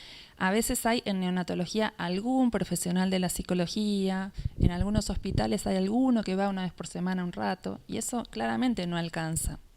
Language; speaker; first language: Spanish; native; Spanish